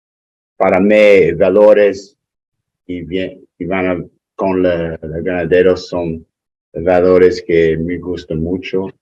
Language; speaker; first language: Spanish; non-native, learner; English